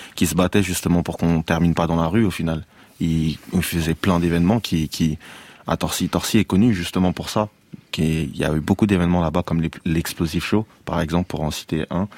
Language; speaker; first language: French; native; French